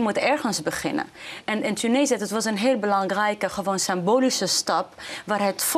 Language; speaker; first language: Dutch; non-native, fluent; Arabic